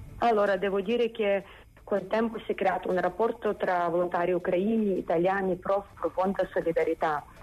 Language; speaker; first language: Italian; non-native, fluent; Ukrainian